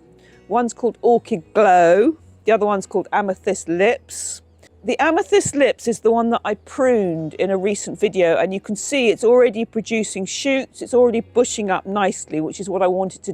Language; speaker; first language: English; native; English